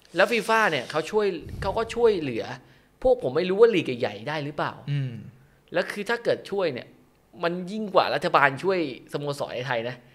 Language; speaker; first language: Thai; native; Thai